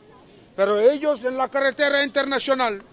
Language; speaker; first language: Spanish; non-native, fluent; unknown